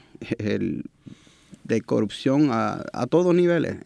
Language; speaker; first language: Spanish; early bilingual, heritage; Spanish